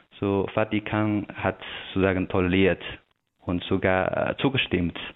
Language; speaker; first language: German; non-native, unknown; Chinese